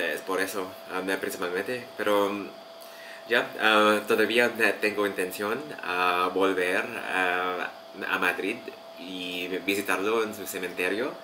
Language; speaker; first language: Spanish; non-native, learner; Filipino